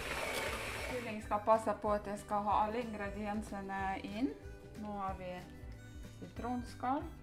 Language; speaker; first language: Norwegian; non-native, learner; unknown